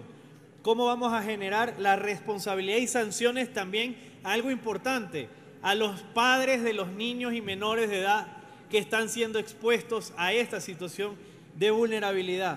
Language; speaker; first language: Spanish; native; Spanish